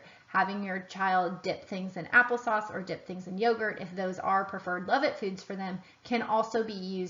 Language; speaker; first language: English; native; English